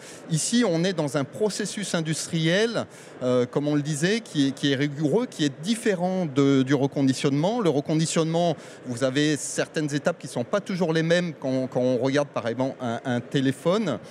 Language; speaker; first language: French; native; French